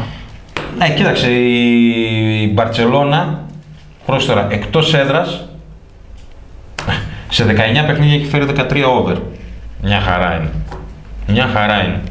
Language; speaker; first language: Greek; native; Greek